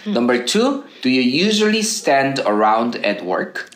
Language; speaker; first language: English; non-native, fluent; Korean